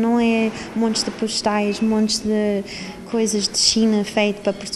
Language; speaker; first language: Portuguese; non-native, fluent; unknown